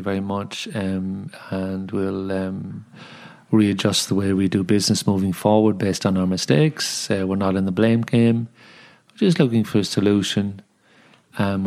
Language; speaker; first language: English; native; English